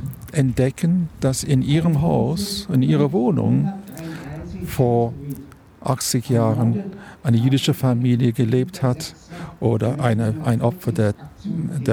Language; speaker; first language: German; non-native, fluent; English